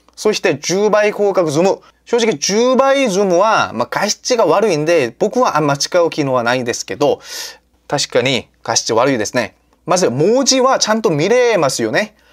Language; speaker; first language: Japanese; non-native, fluent; Korean